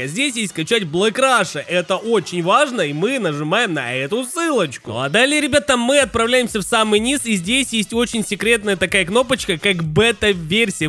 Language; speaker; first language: Russian; native; Russian